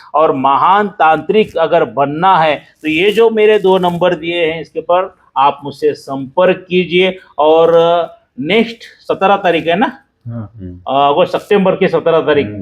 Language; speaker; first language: Hindi; non-native, local second language; Marathi